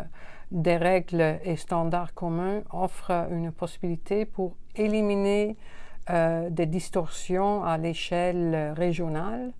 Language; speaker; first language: French; non-native, fluent; Dutch